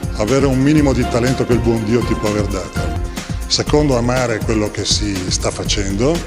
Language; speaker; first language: Italian; native; Italian